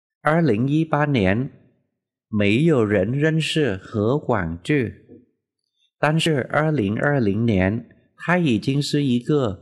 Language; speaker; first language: Chinese; non-native, fluent; Vietnamese